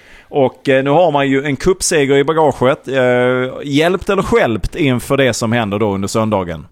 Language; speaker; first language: Swedish; native; Swedish